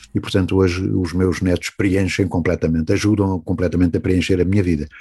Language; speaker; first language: Portuguese; native; Portuguese